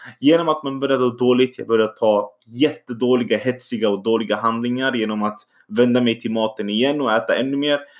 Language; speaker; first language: Swedish; early bilingual, other home language; Arabic